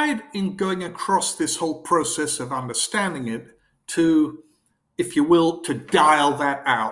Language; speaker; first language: English; native; English